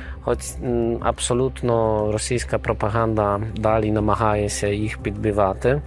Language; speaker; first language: Ukrainian; non-native, fluent; Polish